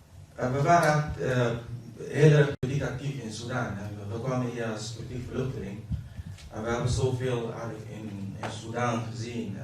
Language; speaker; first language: Dutch; non-native, fluent; Arabic